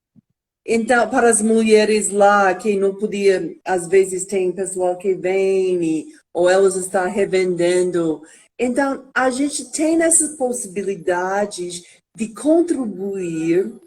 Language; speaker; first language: Portuguese; non-native, fluent; English